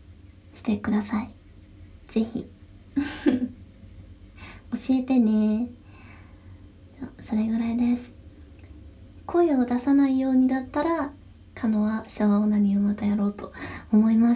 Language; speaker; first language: Japanese; native; Japanese